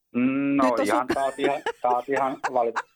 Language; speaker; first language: Finnish; native; Finnish